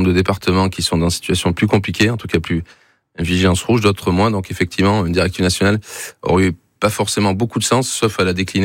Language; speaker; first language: French; native; French